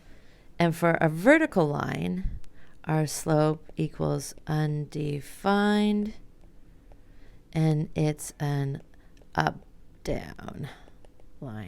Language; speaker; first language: English; native; English